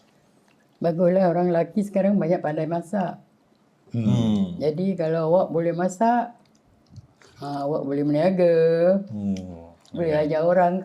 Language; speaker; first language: Malay; native; Malay